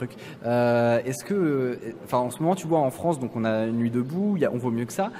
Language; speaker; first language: French; native; French